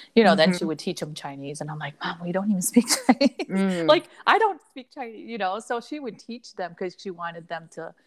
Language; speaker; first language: English; early bilingual, other home language; Cantonese